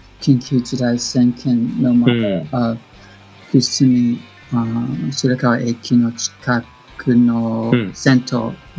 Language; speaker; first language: Japanese; non-native, learner; English